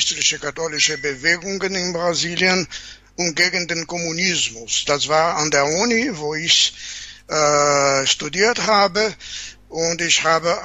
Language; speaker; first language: German; non-native, fluent; Portuguese